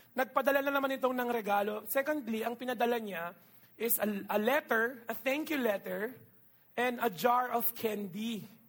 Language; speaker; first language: Filipino; non-native, local second language; Iloko